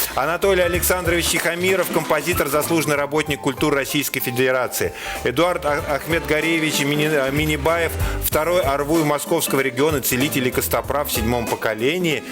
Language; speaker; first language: Russian; native; Russian